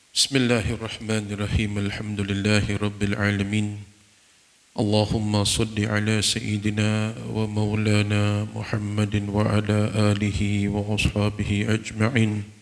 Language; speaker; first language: Malay; non-native, fluent; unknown